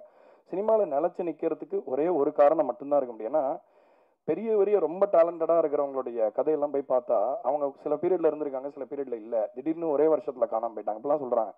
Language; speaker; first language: Tamil; native; Tamil